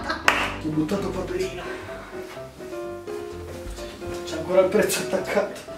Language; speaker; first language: Italian; native; Italian